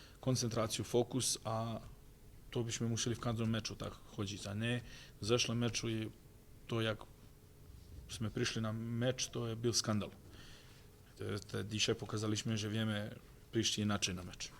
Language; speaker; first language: Polish; non-native, fluent; Croatian